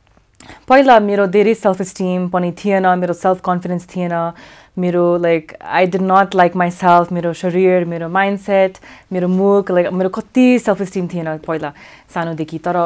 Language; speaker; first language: Nepali; early bilingual, heritage; English